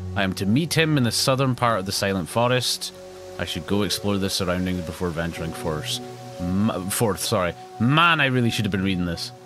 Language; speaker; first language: English; native; English